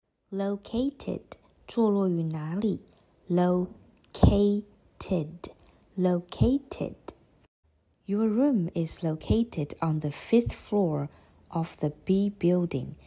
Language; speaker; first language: English; non-native, fluent; Chinese